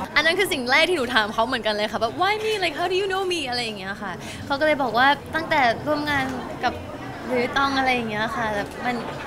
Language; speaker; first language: Thai; non-native, local second language; English